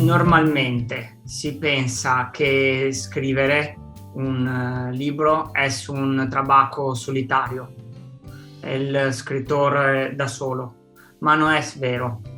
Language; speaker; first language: Italian; non-native, fluent; Spanish